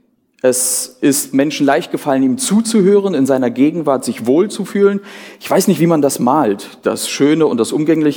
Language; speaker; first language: German; native; German